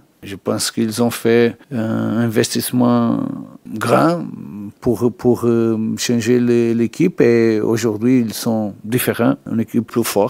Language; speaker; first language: French; non-native, fluent; Portuguese